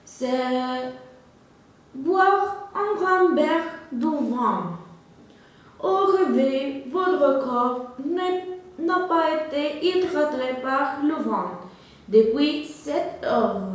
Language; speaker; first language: French; non-native, learner; Spanish